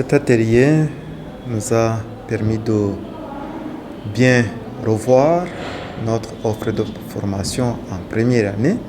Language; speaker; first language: French; non-native, local second language; Rundi